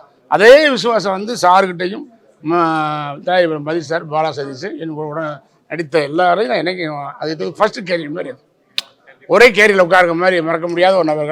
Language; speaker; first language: Tamil; native; Tamil